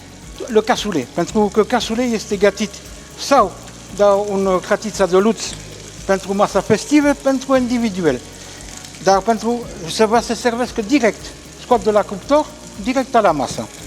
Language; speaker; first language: Romanian; non-native, fluent; French